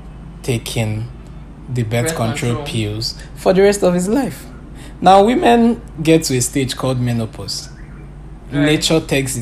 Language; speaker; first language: English; non-native, local second language; Igbo